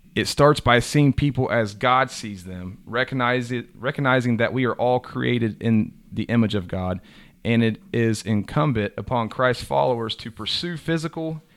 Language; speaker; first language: English; native; English